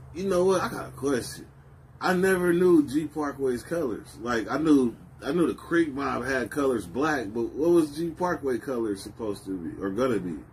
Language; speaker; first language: English; native; English